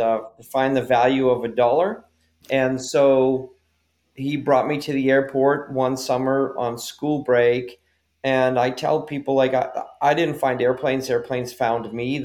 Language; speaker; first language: English; native; English